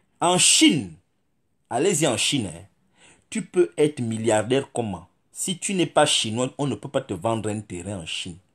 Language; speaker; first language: French; non-native, local second language; Fang